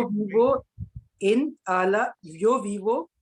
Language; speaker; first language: Spanish; non-native, learner; Hindi